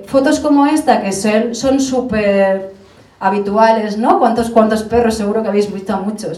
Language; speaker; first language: Spanish; native; Spanish